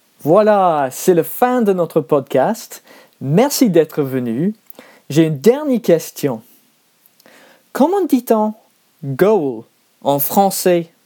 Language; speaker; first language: French; non-native, learner; English